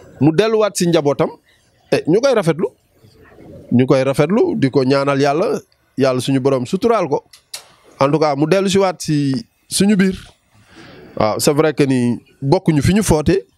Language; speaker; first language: Wolof; native; Wolof